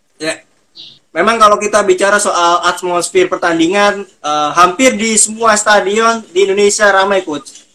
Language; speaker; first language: Indonesian; native; Indonesian